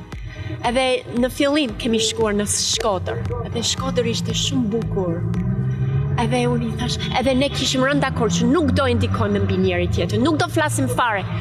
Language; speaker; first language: Albanian; non-native, learner; English